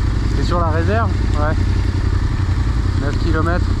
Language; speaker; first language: French; native; French